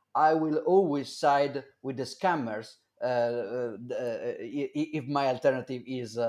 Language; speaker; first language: English; non-native, fluent; Italian